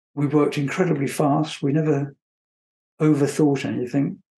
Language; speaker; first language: English; native; English